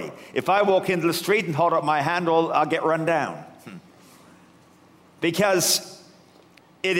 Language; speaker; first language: English; native; English